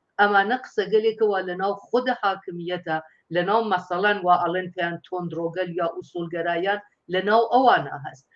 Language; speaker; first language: Central Kurdish; non-native, local second language; Persian